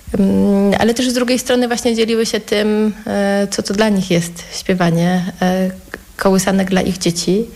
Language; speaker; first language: Polish; native; Polish